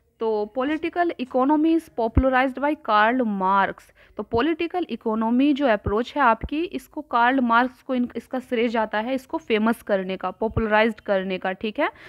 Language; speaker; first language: Hindi; native; Hindi